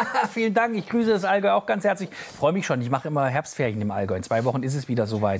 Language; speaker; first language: German; native; German